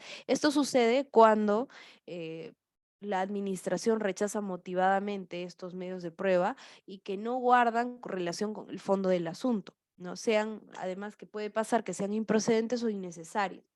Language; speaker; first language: Spanish; native; Spanish